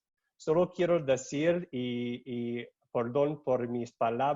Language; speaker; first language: Spanish; non-native, learner; English